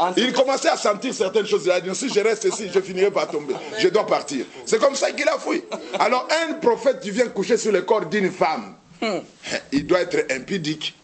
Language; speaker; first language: French; non-native, local second language; Lingala